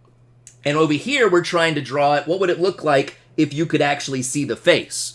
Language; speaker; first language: English; native; English